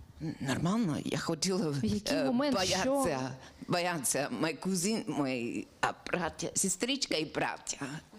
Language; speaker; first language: Ukrainian; non-native, learner; English